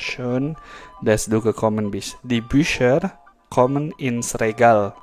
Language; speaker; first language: German; non-native, fluent; Indonesian